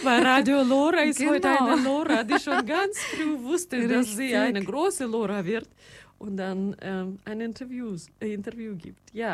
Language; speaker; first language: German; non-native, fluent; Russian